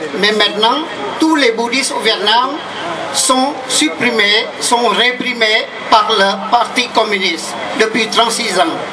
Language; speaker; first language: French; non-native, fluent; Vietnamese